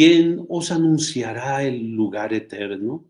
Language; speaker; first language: Spanish; native; Spanish